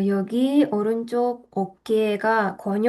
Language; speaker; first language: Korean; non-native, fluent; Russian